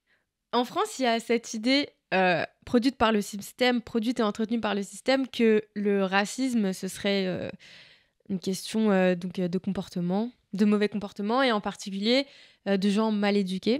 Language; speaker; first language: French; native; French